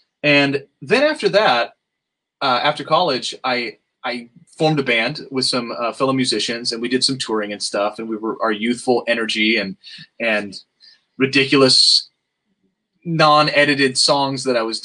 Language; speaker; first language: English; native; English